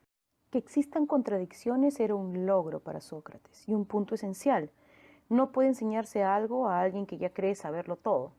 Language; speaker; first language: Spanish; native; Spanish